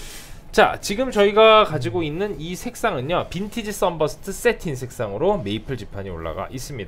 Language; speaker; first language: Korean; native; Korean